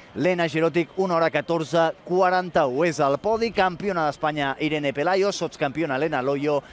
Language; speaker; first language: Catalan; native; Catalan